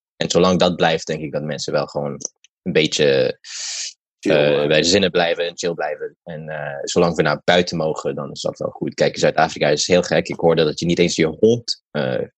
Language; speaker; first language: Dutch; non-native, fluent; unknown